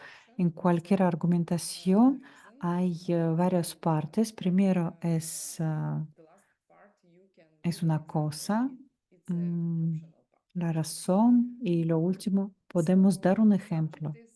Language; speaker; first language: Spanish; non-native, fluent; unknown